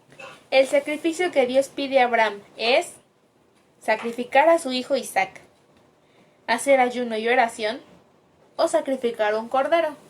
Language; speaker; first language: Spanish; native; Spanish